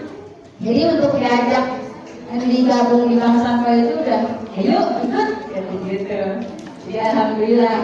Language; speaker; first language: Indonesian; native; Indonesian